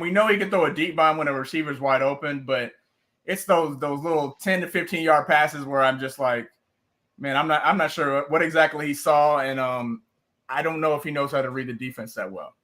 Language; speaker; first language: English; native; English